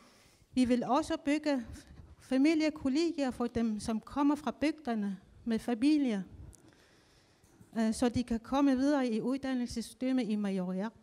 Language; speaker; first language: Danish; non-native, local second language; Kalaallisut